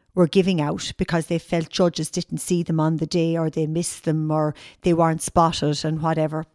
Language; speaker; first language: English; native; English